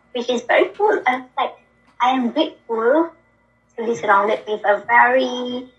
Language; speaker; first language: English; non-native, local second language; Malay